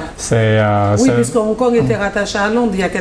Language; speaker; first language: French; native; French